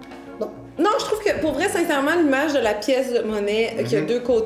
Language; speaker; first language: French; native; French